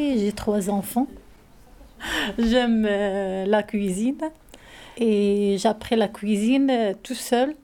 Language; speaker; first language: French; non-native, learner; Arabic